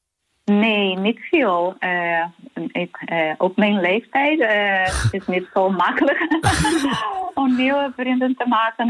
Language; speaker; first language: Dutch; non-native, learner; Portuguese